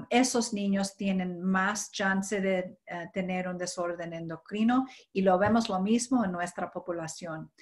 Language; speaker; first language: Spanish; non-native, fluent; English